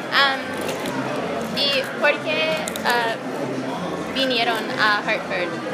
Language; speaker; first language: Spanish; non-native, learner; English